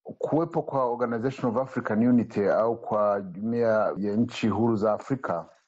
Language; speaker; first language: Swahili; non-native, local second language; Kinyarwanda